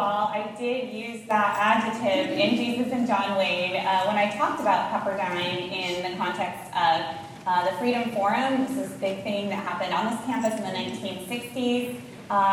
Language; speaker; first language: English; native; English